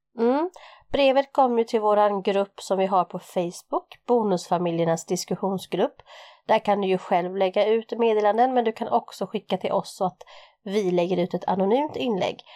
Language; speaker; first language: Swedish; early bilingual, other home language; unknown